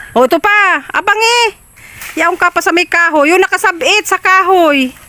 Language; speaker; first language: Filipino; non-native, local second language; Bikol